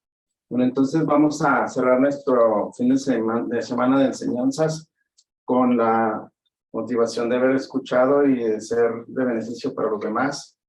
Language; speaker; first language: Spanish; native; Spanish